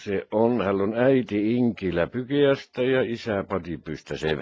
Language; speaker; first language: Finnish; non-native, local second language; Norwegian